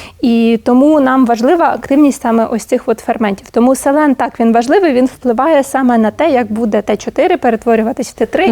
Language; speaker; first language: Ukrainian; native; Ukrainian